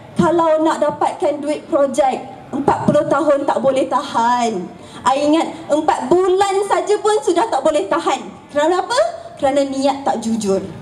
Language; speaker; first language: Malay; native; Malay